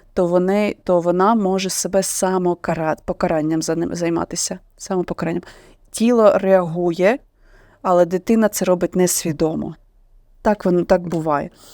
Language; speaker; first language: Ukrainian; non-native, local second language; Russian